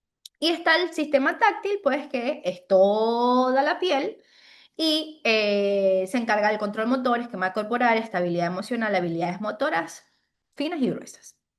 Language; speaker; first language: Spanish; native; Spanish